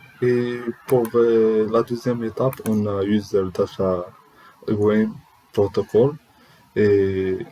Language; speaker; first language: French; non-native, learner; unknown